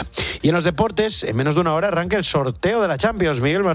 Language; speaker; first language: Spanish; native; Spanish